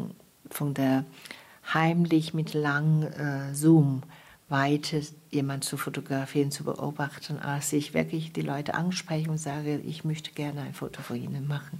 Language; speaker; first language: German; non-native, fluent; Chinese